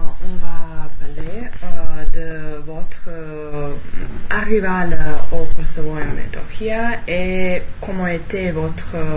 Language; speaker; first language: French; non-native, learner; Serbian